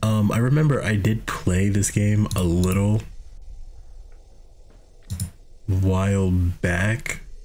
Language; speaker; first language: English; native; English